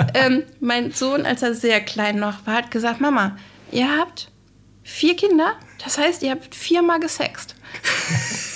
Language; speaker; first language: German; native; German